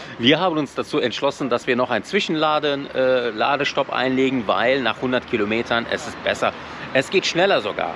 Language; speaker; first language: German; early bilingual, other home language; Turkish